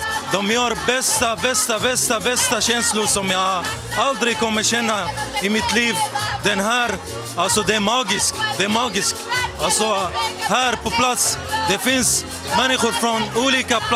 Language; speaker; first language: Swedish; non-native, fluent; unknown